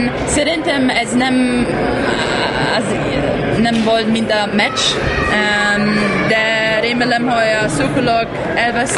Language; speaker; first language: Hungarian; non-native, learner; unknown